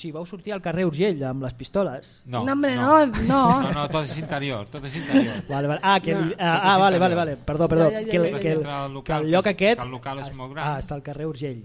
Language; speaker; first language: Catalan; native; Catalan